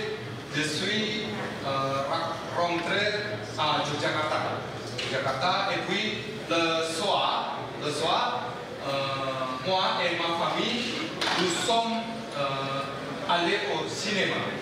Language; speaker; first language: French; non-native, learner; Indonesian